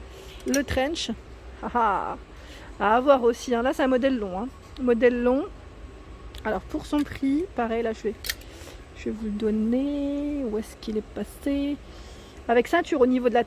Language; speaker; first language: French; native; French